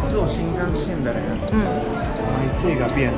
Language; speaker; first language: Chinese; non-native, fluent; Japanese